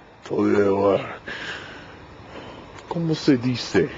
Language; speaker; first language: Spanish; non-native, learner; English